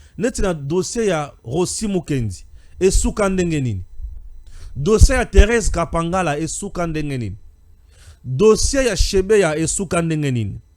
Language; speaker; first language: Lingala; non-native, local second language; Luba-Lulua